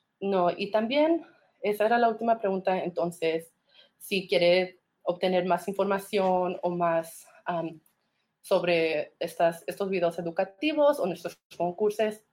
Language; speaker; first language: Spanish; early bilingual, heritage; Spanish